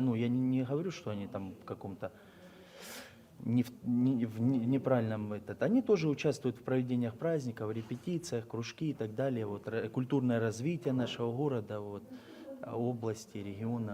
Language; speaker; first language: Russian; native; Russian